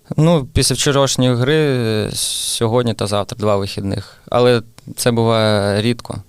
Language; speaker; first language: Ukrainian; non-native, local second language; Russian